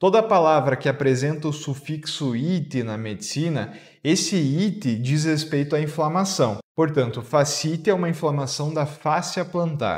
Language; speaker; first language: Portuguese; native; Portuguese